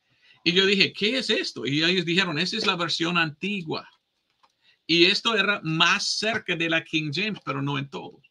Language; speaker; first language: Spanish; non-native, fluent; English